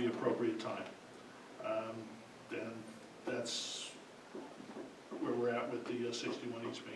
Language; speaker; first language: English; native; English